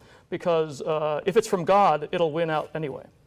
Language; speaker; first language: English; native; English